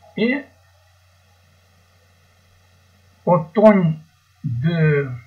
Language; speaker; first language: French; non-native, learner; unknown